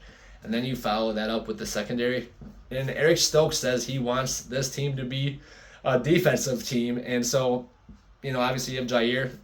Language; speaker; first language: English; native; English